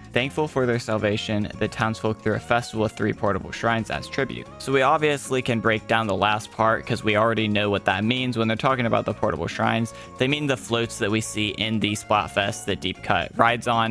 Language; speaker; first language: English; native; English